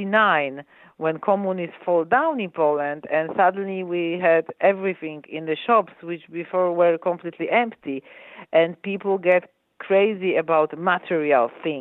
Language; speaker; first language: English; non-native, fluent; Polish